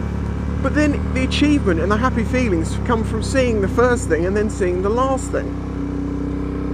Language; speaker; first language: English; native; English